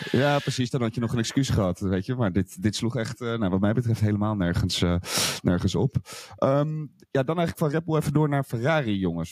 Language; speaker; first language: Dutch; native; Dutch